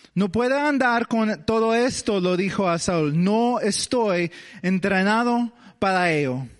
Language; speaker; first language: Spanish; early bilingual, heritage; English